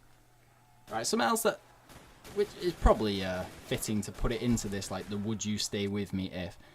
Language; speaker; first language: English; native; English